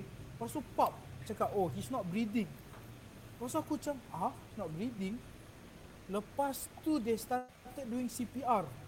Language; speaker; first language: English; non-native, local second language; Malay